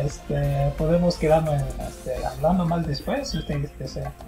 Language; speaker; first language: Spanish; non-native, fluent; Haitian Creole